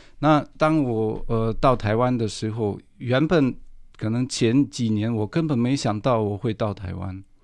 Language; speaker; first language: Chinese; non-native, fluent; Russian